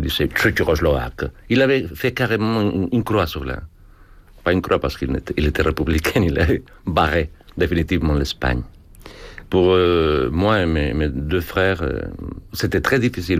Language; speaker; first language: French; non-native, fluent; Spanish